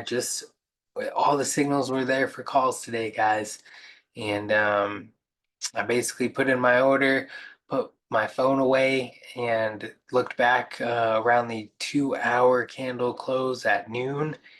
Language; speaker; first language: English; native; English